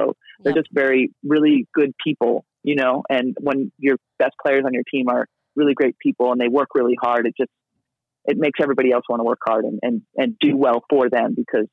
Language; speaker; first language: English; native; English